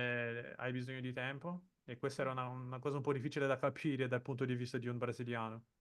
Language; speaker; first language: Italian; non-native, fluent; Portuguese